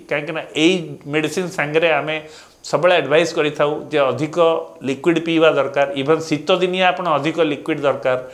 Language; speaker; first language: Odia; non-native, local second language; Hindi